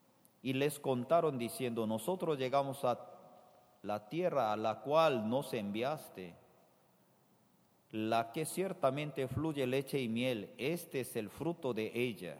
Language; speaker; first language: Spanish; non-native, fluent; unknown